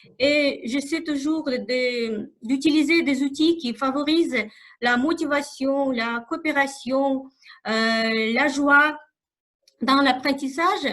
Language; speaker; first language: French; non-native, fluent; Russian